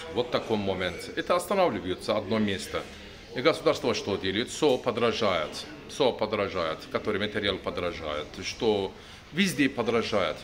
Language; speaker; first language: Russian; non-native, learner; Turkish